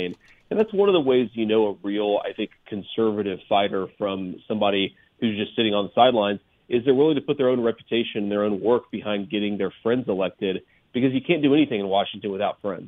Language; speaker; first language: English; native; English